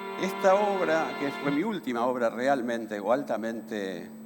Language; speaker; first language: Spanish; native; Spanish